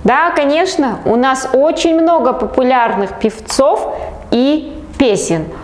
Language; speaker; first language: Russian; non-native, local second language; Kazakh